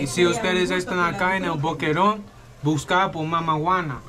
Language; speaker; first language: Spanish; non-native, learner; English